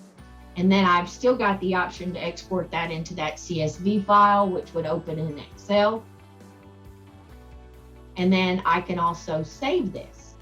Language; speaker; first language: English; native; English